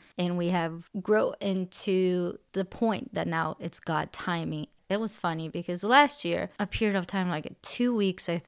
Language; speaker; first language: English; non-native, fluent; Portuguese